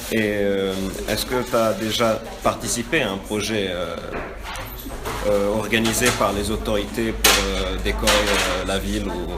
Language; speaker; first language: French; native; French